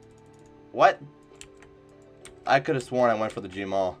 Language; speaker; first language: English; native; English